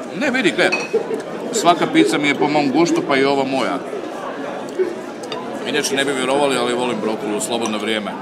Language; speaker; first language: Croatian; native; Croatian